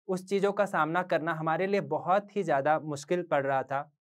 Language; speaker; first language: Hindi; native; Hindi